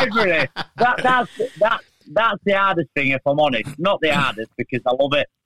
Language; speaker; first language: English; native; English